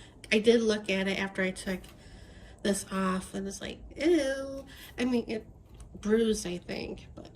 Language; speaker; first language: English; native; English